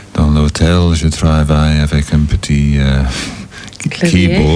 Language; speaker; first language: French; non-native, learner; English